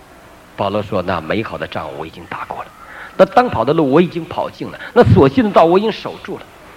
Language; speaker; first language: Chinese; native; Chinese